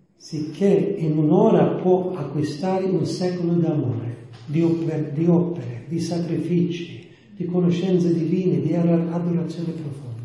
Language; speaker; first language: Italian; non-native, fluent; English